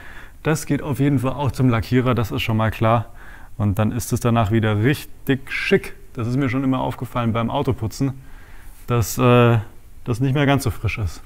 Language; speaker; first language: German; native; German